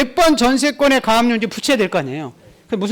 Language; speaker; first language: Korean; native; Korean